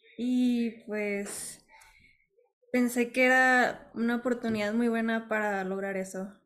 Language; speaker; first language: Spanish; native; Spanish